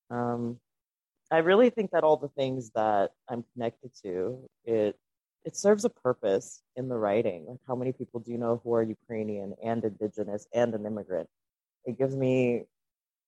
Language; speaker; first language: English; non-native, fluent; Russian